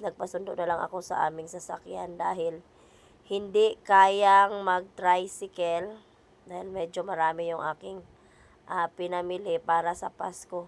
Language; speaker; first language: Filipino; non-native, local second language; Cebuano